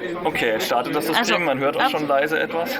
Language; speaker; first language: German; native; German